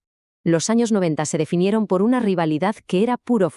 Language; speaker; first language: Spanish; native; Spanish